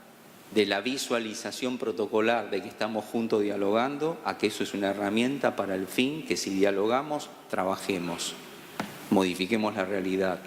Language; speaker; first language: Spanish; native; Spanish